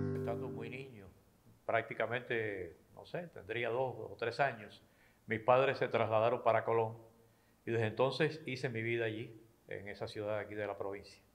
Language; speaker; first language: Spanish; native; Spanish